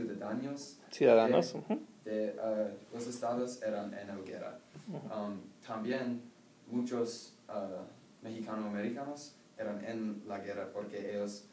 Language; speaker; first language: Spanish; non-native, learner; English